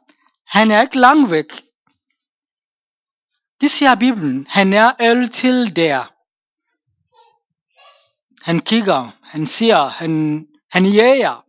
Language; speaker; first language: Danish; non-native, fluent; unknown